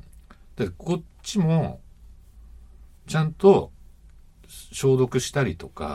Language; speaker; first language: Japanese; native; Japanese